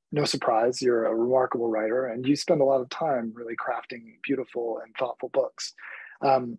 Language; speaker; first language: English; early bilingual, other home language; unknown